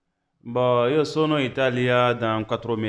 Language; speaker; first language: Italian; non-native, learner; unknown